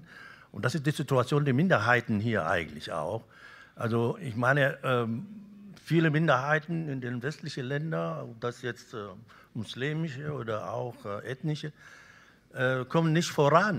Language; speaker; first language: German; non-native, local second language; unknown